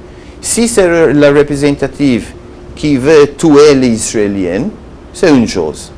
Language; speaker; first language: French; non-native, learner; Hebrew